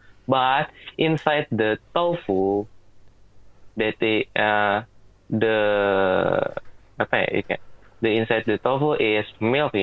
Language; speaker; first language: English; non-native, learner; Indonesian